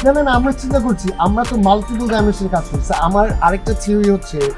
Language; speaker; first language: Bangla; native; Bangla